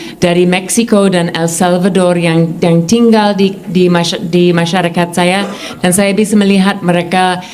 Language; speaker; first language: Indonesian; non-native, fluent; English